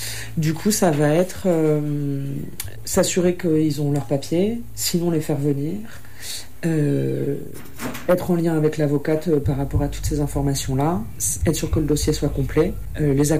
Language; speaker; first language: French; native; French